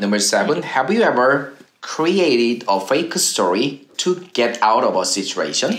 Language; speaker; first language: English; non-native, fluent; Korean